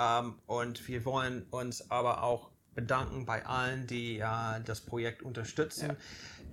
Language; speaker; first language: German; non-native, fluent; English